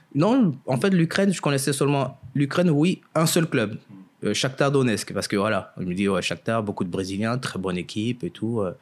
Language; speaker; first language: French; early bilingual, other home language; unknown